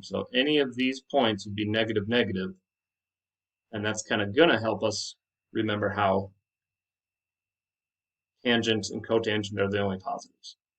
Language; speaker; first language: English; native; English